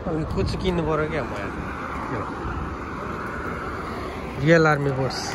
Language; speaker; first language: English; non-native, learner; Nepali